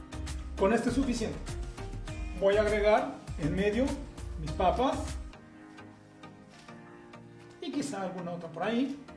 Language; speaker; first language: Spanish; native; Spanish